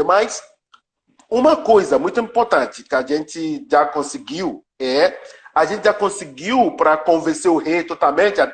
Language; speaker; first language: Portuguese; non-native, learner; Yoruba